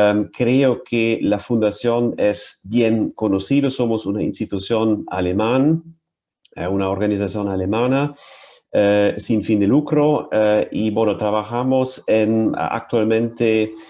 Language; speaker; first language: Spanish; non-native, fluent; German